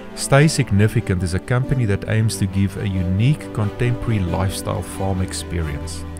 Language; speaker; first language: English; non-native, local second language; Afrikaans